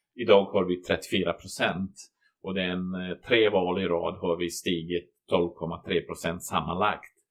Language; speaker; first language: Swedish; non-native, fluent; Croatian